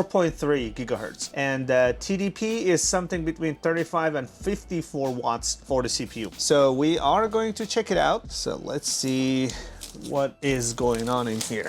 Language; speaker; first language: English; non-native, fluent; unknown